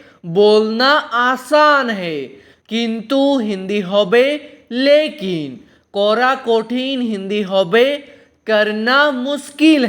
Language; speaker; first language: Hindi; non-native, local second language; Bangla